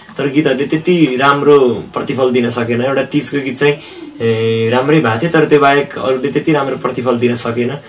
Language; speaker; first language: Nepali; native; Nepali